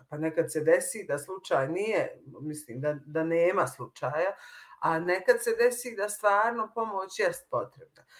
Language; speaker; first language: Bosnian; native; Bosnian